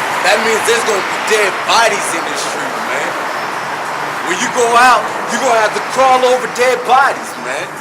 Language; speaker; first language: English; native; English